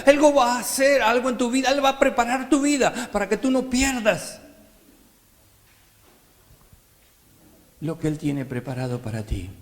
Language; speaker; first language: Spanish; native; Spanish